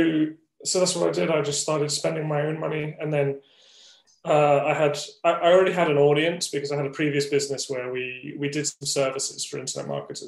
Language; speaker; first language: English; native; English